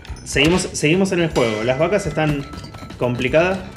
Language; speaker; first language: Spanish; native; Spanish